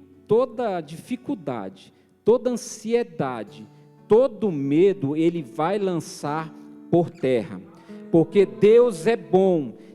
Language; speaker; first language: Portuguese; native; Portuguese